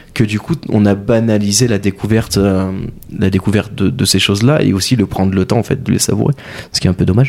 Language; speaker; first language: French; native; French